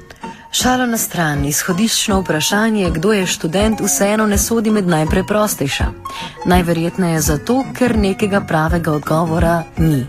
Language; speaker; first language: Slovenian; native; Slovenian